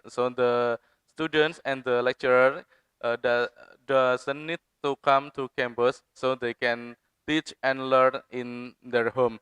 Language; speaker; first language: English; non-native, fluent; Indonesian